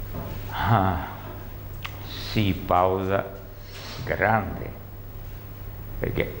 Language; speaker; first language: Italian; non-native, learner; Russian